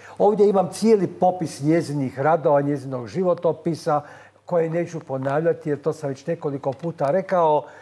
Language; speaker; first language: Croatian; native; Croatian